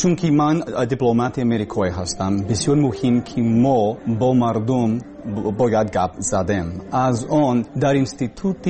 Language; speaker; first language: Persian; non-native, learner; English